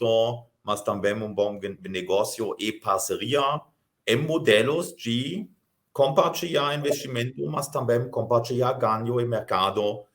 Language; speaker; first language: Portuguese; non-native, fluent; German